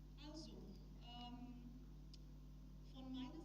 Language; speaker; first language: German; non-native, learner; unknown